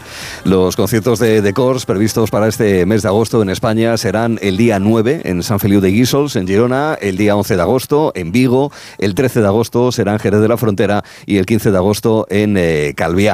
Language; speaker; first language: Spanish; native; Spanish